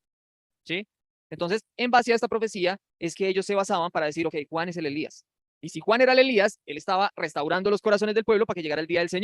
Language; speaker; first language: Spanish; native; Spanish